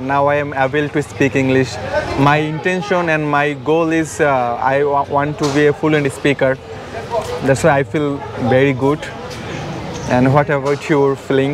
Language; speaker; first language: English; non-native, learner; Bangla